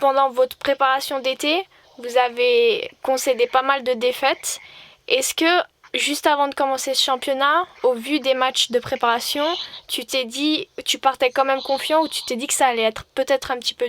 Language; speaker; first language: French; native; French